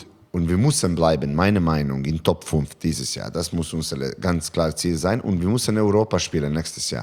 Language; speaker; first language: German; non-native, learner; Serbian